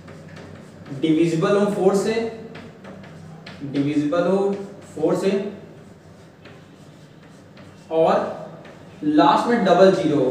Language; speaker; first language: Hindi; native; Hindi